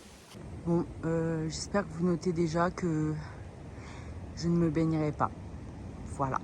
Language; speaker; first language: French; native; French